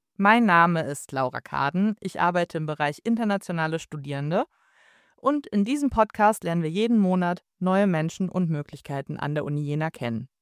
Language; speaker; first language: German; native; German